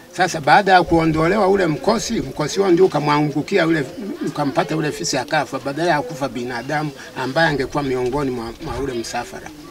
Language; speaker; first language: Swahili; non-native, local second language; Sukuma